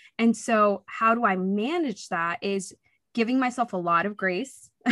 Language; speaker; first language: English; early bilingual, other home language; Spanish